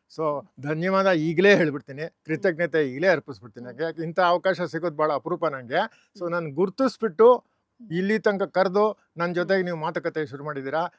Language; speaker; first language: Kannada; native; Kannada